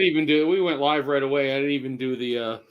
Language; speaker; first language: English; native; English